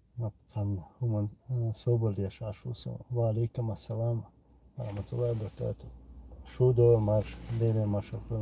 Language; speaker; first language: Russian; non-native, local second language; Chechen